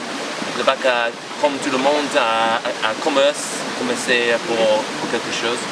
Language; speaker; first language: French; non-native, learner; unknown